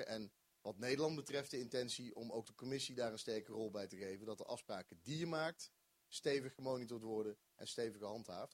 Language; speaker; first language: Dutch; native; Dutch